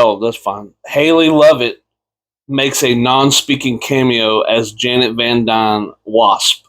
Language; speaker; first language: English; native; English